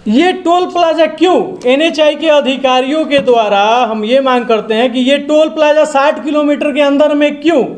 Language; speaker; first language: Hindi; native; Hindi